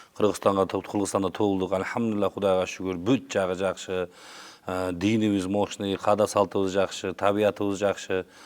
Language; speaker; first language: Kyrgyz; non-native, local second language; Uzbek